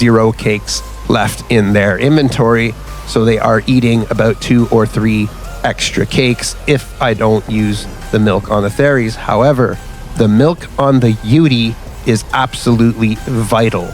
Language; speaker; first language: English; native; English